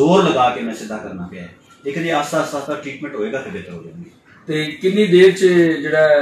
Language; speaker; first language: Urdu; non-native, local second language; Punjabi